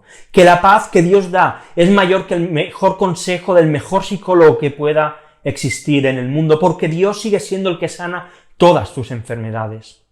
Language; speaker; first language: Spanish; native; Spanish